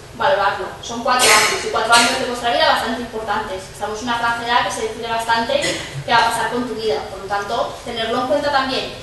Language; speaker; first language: Spanish; non-native, local second language; Catalan